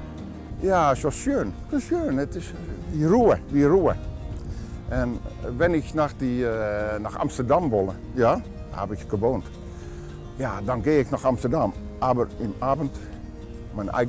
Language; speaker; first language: German; non-native, learner; Dutch